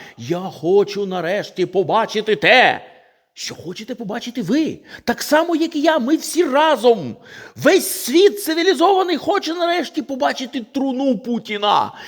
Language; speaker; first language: Ukrainian; non-native, local second language; Russian